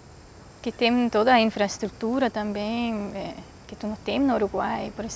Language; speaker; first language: Portuguese; non-native, fluent; Swiss German